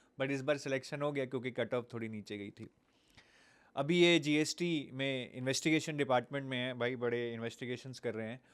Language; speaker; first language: Hindi; native; Hindi